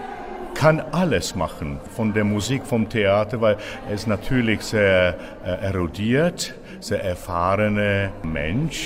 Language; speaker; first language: German; non-native, fluent; Czech